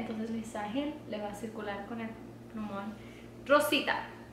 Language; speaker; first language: Spanish; early bilingual, heritage; Spanish